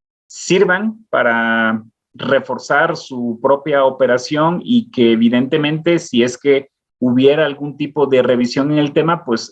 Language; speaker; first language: Spanish; native; Spanish